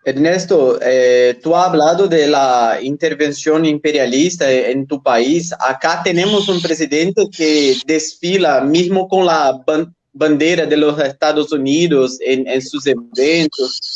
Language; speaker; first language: Spanish; non-native, fluent; Portuguese